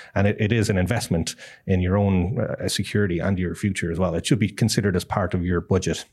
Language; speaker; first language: English; native; English